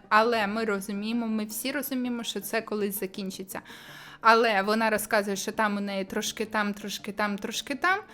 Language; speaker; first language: Ukrainian; native; Ukrainian